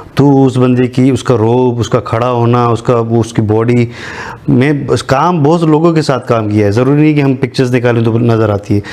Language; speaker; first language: Urdu; non-native, local second language; Sindhi